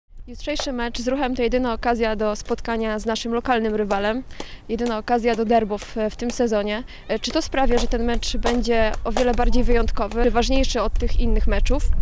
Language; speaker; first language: Polish; native; Polish